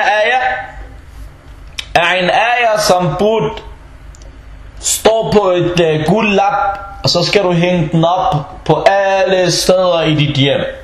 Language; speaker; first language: Danish; early bilingual, other home language; Arabic